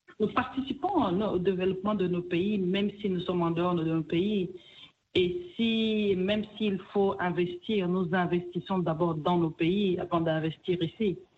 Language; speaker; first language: French; non-native, local second language; Kinyarwanda